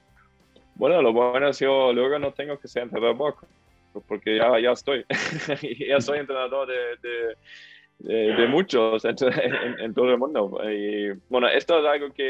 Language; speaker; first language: Spanish; non-native, fluent; German